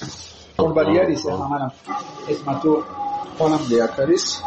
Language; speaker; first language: Georgian; non-native, learner; French